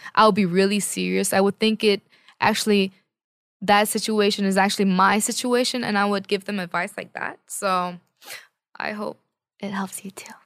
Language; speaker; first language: English; non-native, fluent; Korean